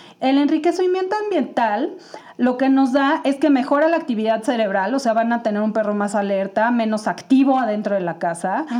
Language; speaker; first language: Spanish; native; Spanish